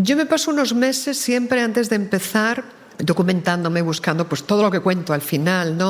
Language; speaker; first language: Spanish; native; Spanish